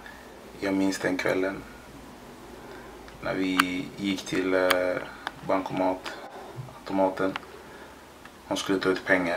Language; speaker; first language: Swedish; early bilingual, other home language; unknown